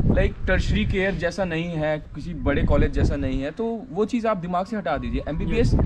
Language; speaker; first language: Hindi; native; Hindi